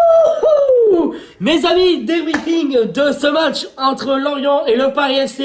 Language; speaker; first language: French; native; French